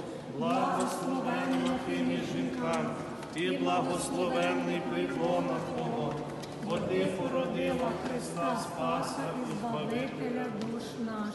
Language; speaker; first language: Ukrainian; native; Ukrainian